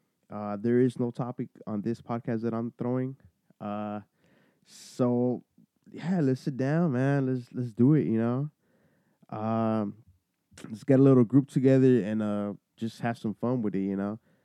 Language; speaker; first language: English; early bilingual, other home language; Spanish